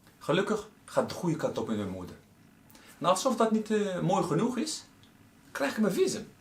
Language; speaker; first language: Dutch; non-native, fluent; Arabic